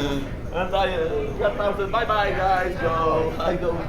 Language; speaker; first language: English; non-native, learner; Polish